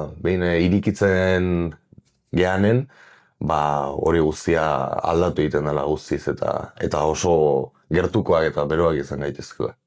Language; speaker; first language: Basque; native; Basque